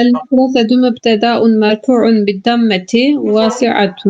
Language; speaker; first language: Arabic; non-native, learner; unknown